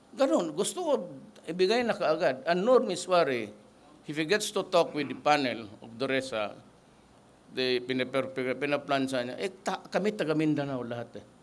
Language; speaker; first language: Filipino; non-native, local second language; Cebuano